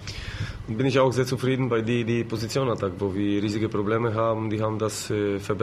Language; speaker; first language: German; non-native, learner; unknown